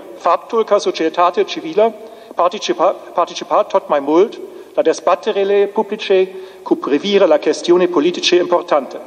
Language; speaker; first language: Romanian; non-native, fluent; German